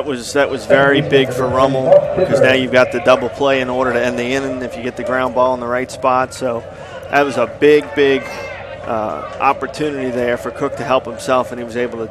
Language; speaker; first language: English; native; English